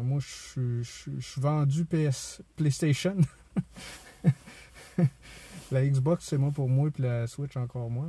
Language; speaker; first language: French; native; French